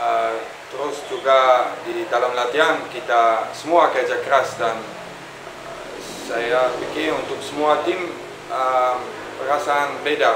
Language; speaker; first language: Indonesian; non-native, fluent; Dutch